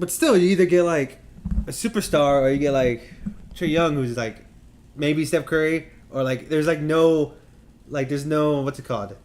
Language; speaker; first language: English; native; English